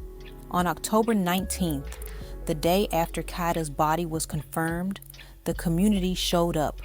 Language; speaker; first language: English; native; English